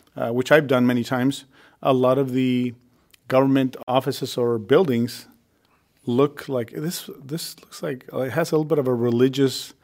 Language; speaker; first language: English; early bilingual, other home language; Spanish